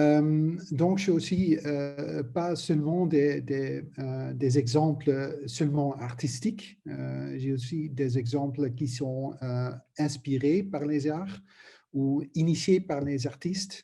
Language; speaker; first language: French; non-native, learner; Dutch